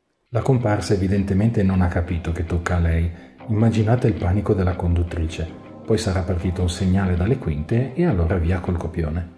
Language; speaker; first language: Italian; native; Italian